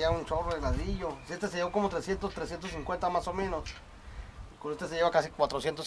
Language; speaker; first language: Spanish; native; Spanish